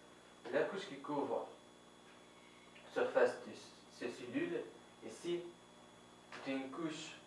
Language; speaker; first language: French; non-native, fluent; Arabic